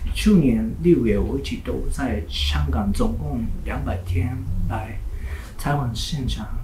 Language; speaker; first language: Chinese; non-native, learner; Japanese